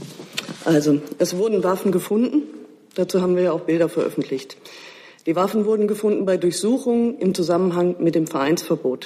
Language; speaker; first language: German; native; German